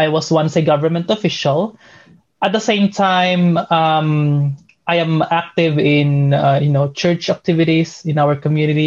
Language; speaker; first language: English; non-native, local second language; Waray